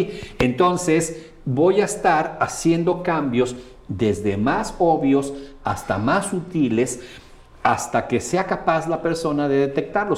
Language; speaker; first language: Spanish; native; Spanish